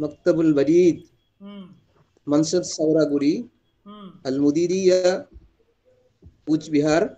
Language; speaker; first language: Arabic; non-native, learner; Bangla